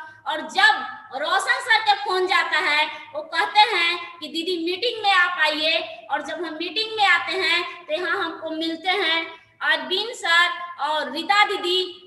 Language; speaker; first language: Hindi; non-native, local second language; Bhojpuri